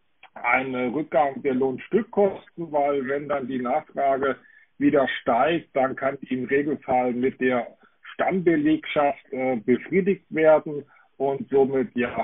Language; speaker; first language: German; native; German